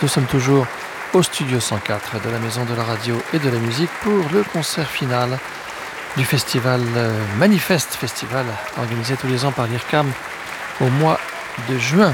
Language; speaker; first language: French; native; French